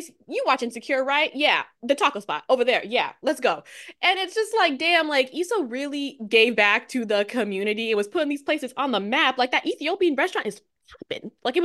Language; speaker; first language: English; native; English